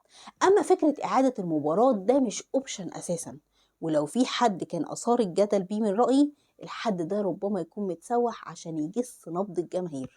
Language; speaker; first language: Arabic; native; Arabic